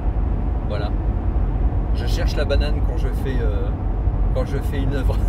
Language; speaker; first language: French; native; French